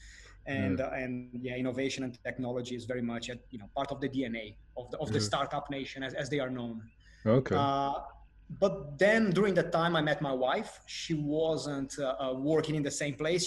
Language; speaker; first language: English; non-native, fluent; Portuguese